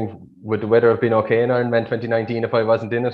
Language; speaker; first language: English; native; English